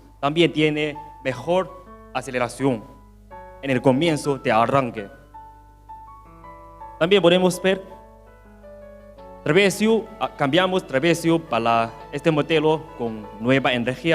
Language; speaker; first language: Spanish; non-native, learner; Chinese